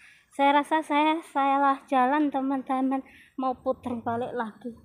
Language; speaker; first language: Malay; non-native, local second language; Javanese